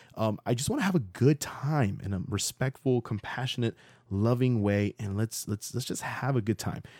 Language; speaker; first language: English; native; English